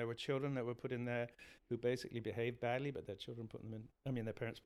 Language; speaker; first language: English; native; English